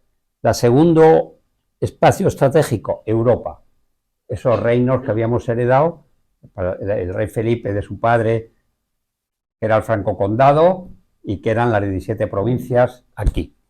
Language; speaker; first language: Spanish; native; Spanish